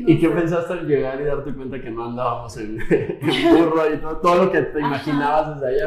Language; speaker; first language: Spanish; native; Spanish